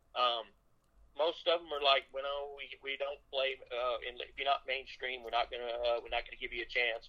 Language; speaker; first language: English; native; English